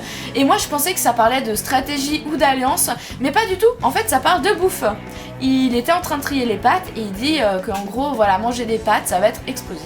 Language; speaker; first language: French; native; French